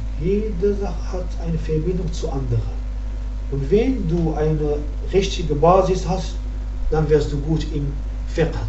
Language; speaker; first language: German; non-native, fluent; Arabic